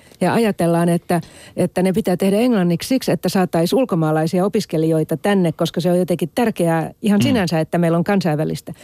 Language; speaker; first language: Finnish; native; Finnish